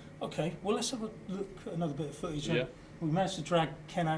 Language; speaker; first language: English; native; English